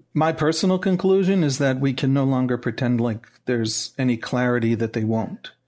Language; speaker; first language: English; non-native, fluent; Hebrew